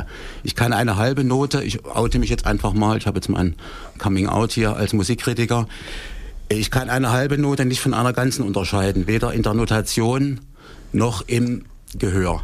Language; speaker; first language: German; native; German